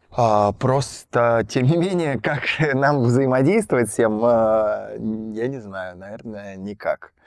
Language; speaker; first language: Russian; native; Russian